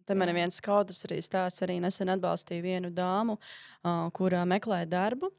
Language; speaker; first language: Latvian; native; Latvian